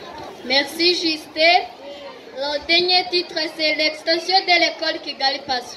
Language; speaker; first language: French; non-native, learner; Kinyarwanda